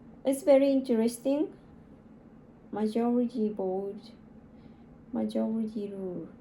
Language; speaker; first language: English; non-native, learner; Japanese